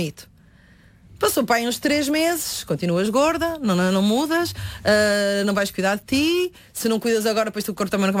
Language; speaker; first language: Portuguese; native; Portuguese